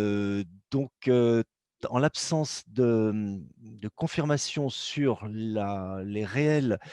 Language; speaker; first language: French; native; French